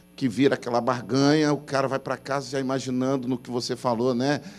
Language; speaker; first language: Portuguese; native; Portuguese